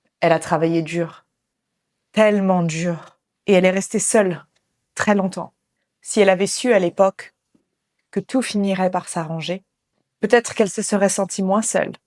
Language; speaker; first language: French; native; French